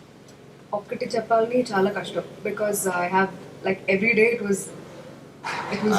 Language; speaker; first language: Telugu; non-native, learner; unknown